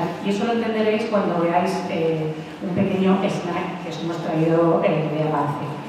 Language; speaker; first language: Spanish; native; Spanish